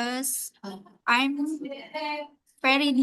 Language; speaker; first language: English; non-native, learner; Indonesian